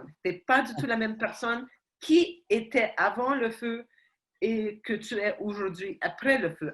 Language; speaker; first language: French; non-native, fluent; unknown